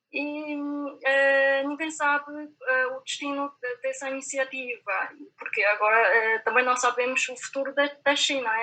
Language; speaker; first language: Portuguese; non-native, fluent; Chinese